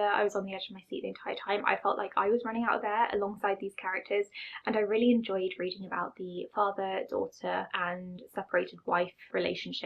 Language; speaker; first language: English; native; English